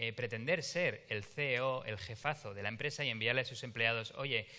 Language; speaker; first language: Spanish; native; Spanish